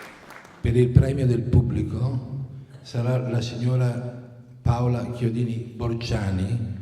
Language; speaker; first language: Italian; native; Italian